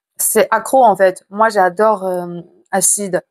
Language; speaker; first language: French; non-native, fluent; Chinese